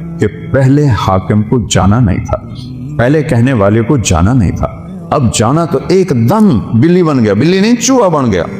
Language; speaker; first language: Urdu; non-native, local second language; Punjabi